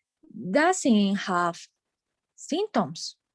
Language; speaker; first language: English; non-native, learner; Spanish